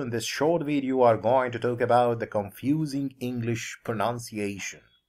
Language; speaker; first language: English; non-native, fluent; Arabic